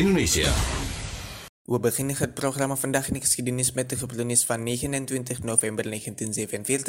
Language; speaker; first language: Dutch; non-native, fluent; Indonesian